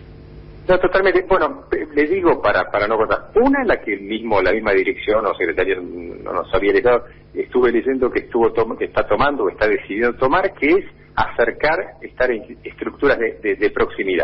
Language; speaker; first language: Spanish; native; Spanish